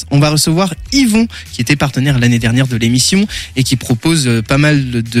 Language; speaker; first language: French; native; French